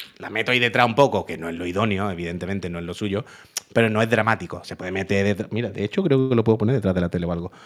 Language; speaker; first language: Spanish; native; Spanish